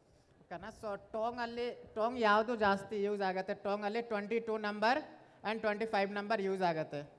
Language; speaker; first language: Kannada; non-native, learner; Bangla